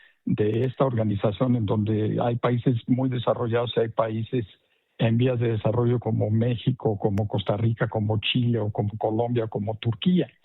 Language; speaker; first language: Spanish; native; Spanish